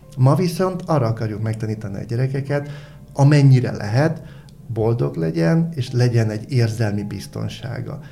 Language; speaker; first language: Hungarian; native; Hungarian